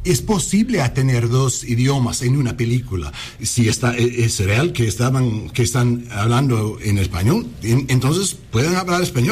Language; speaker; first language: Spanish; early bilingual, heritage; English